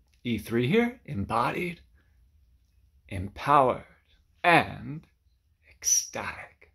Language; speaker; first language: English; native; English